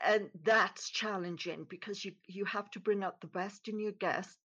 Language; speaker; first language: English; native; English